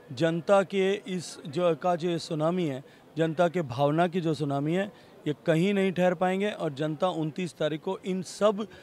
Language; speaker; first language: Hindi; native; Hindi